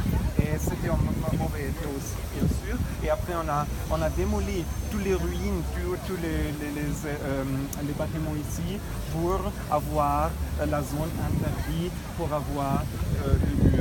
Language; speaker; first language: French; non-native, fluent; German